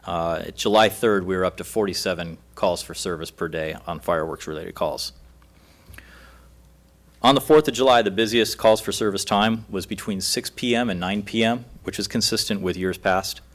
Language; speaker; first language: English; native; English